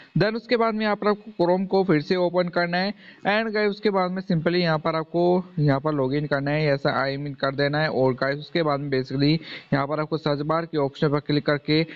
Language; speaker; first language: Hindi; native; Hindi